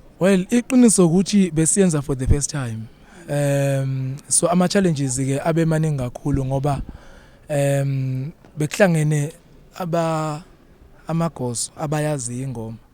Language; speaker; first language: Zulu; native; Zulu